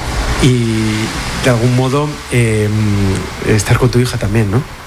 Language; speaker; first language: Spanish; native; Spanish